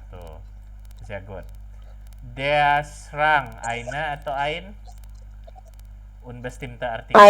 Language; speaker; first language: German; non-native, fluent; Indonesian